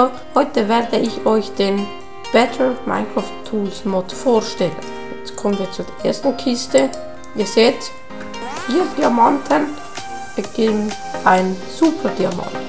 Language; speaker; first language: German; native; German